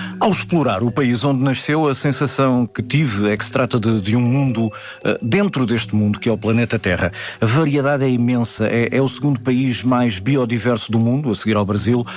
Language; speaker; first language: Portuguese; native; Portuguese